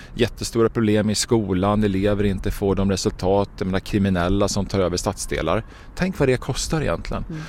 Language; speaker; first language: Swedish; native; Swedish